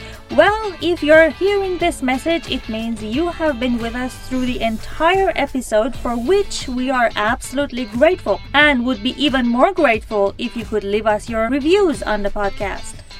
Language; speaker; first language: English; non-native, fluent; Persian